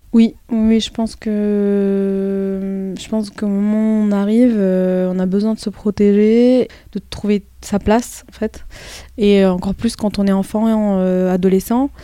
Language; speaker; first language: French; early bilingual, other home language; Arabic